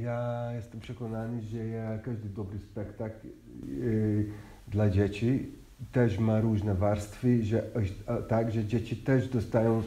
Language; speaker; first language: Polish; non-native, fluent; Hungarian